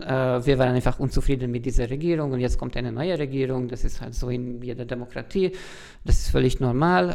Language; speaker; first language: German; non-native, fluent; Hungarian